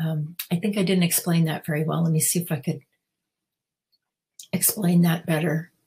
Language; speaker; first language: English; native; English